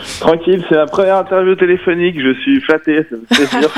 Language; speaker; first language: French; native; French